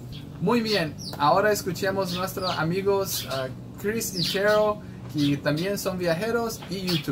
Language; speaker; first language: Spanish; non-native, fluent; English